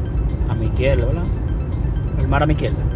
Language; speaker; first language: Spanish; native; Spanish